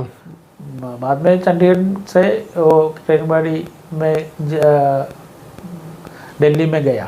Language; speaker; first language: Hindi; non-native, local second language; Malayalam